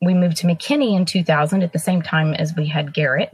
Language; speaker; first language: English; native; English